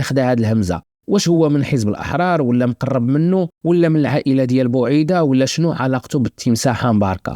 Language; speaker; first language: Arabic; native; Arabic